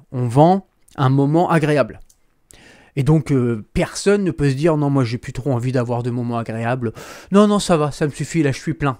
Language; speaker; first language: French; native; French